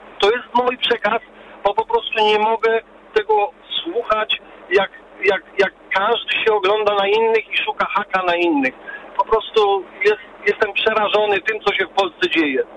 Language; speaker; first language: Polish; early bilingual, heritage; Polish